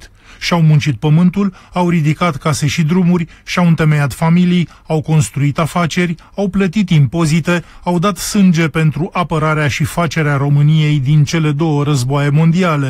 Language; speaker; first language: Romanian; native; Romanian